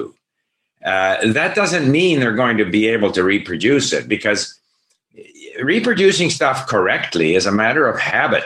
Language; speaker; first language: English; native; English